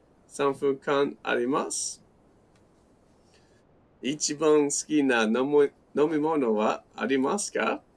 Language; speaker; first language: Japanese; non-native, learner; English